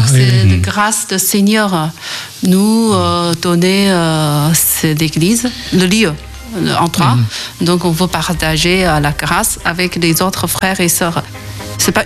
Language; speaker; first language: French; non-native, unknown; Chinese